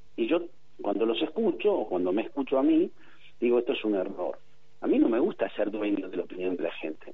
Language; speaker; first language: Spanish; native; Spanish